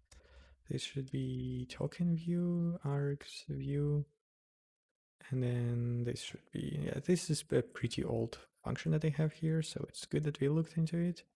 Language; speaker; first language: English; non-native, fluent; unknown